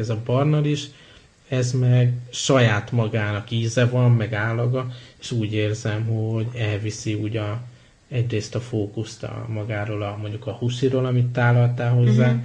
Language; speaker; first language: Hungarian; native; Hungarian